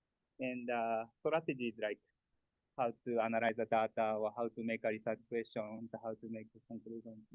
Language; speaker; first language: English; non-native, fluent; Japanese